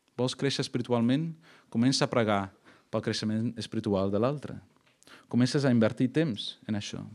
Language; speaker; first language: Catalan; non-native, fluent; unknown